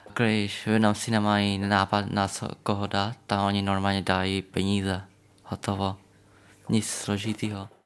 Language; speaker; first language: Czech; early bilingual, other home language; Vietnamese